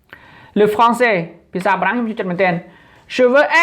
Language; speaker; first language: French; non-native, learner; Khmer